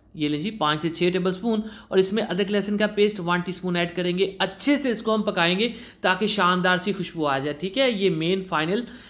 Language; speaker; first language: Urdu; native; Urdu